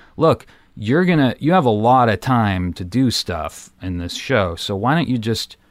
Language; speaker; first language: English; native; English